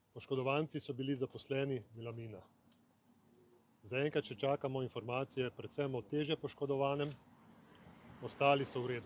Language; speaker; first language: Slovenian; native; Slovenian